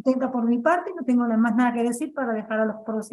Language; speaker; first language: Spanish; native; Spanish